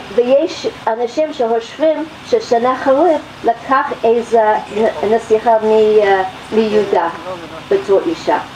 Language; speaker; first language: Hebrew; non-native, fluent; English